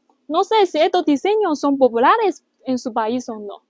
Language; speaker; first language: Spanish; non-native, learner; Chinese